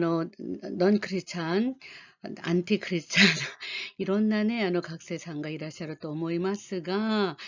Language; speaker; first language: Japanese; non-native, fluent; Korean